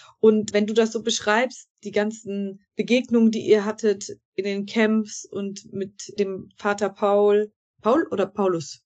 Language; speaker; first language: German; native; German